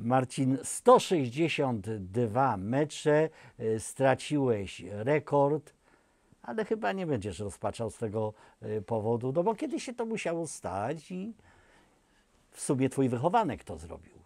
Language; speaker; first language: Polish; native; Polish